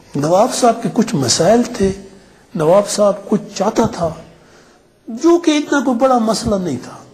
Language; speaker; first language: Urdu; non-native, local second language; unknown